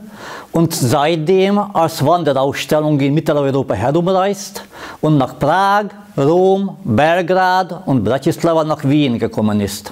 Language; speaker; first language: German; non-native, fluent; Hungarian